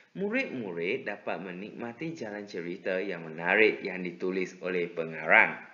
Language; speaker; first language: Malay; non-native, local second language; Chinese